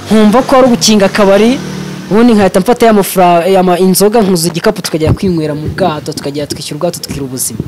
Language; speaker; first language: Kinyarwanda; native; Kinyarwanda